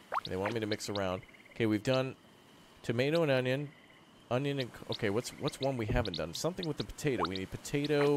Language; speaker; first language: English; native; English